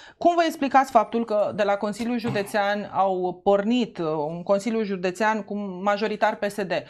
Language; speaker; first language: Romanian; native; Romanian